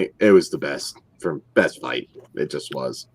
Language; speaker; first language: English; native; English